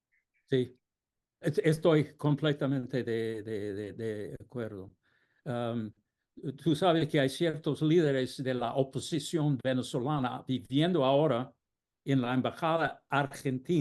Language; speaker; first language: Spanish; non-native, fluent; English